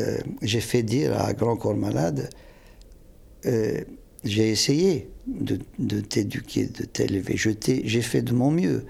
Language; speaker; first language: French; non-native, local second language; Kabyle